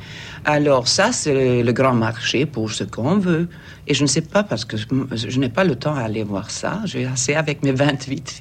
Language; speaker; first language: French; non-native, fluent; Swedish